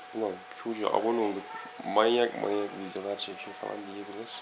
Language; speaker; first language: Turkish; native; Turkish